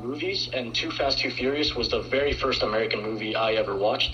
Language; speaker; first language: English; early bilingual, other home language; Filipino